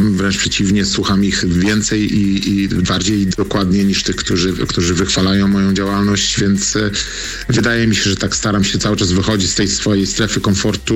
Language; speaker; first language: Polish; native; Polish